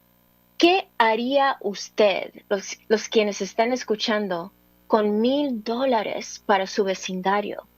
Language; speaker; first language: Spanish; early bilingual, heritage; English